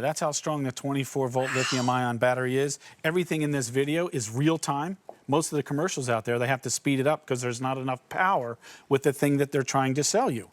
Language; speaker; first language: English; native; English